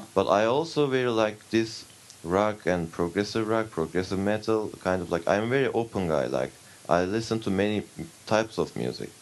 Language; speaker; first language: English; non-native, fluent; Turkish